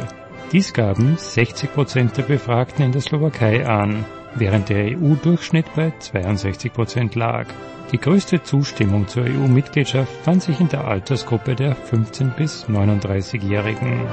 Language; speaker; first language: German; native; German